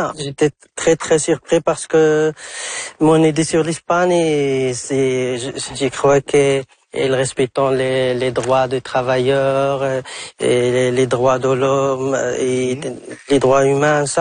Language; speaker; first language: French; non-native, local second language; Arabic